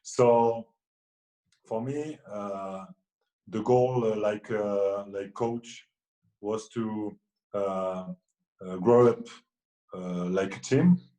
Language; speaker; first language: English; non-native, fluent; French